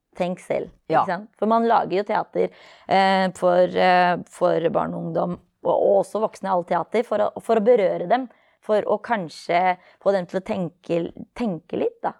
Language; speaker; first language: Norwegian; early bilingual, other home language; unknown